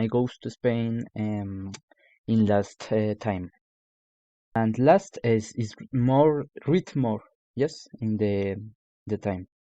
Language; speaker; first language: English; non-native, learner; Spanish